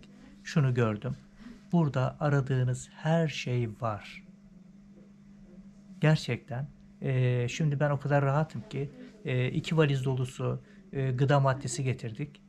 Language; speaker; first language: Turkish; native; Turkish